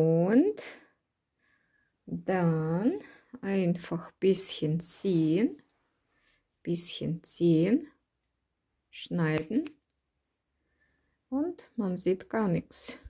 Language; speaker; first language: German; non-native, learner; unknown